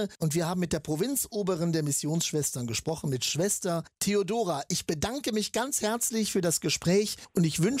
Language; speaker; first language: German; native; German